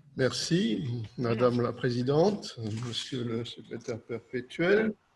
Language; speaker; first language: French; native; French